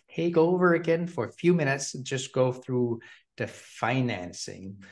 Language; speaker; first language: English; non-native, fluent; Danish